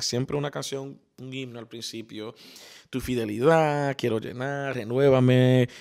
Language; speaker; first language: Spanish; early bilingual, heritage; Spanish